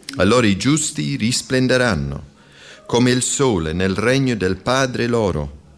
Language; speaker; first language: Italian; non-native, fluent; English